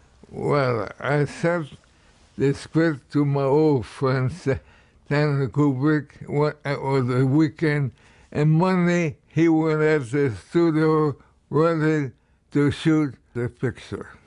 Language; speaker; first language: English; native; English